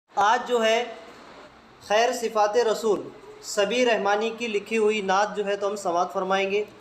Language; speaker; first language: Urdu; native; Urdu